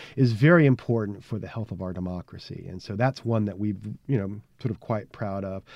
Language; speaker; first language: English; native; English